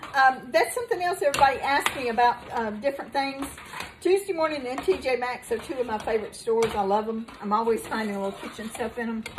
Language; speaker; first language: English; native; English